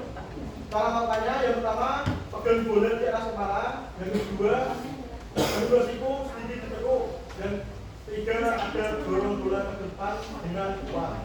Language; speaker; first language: Indonesian; native; Indonesian